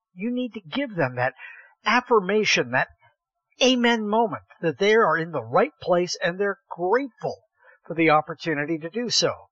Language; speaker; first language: English; native; English